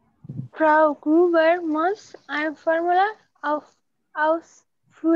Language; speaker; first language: German; non-native, learner; Arabic